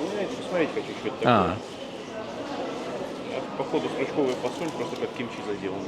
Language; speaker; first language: Russian; native; Russian